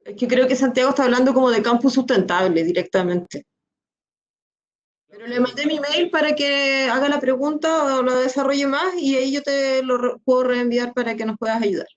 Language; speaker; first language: Spanish; native; Spanish